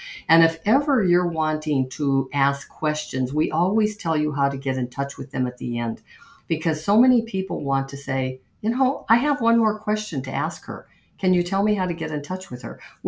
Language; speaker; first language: English; native; English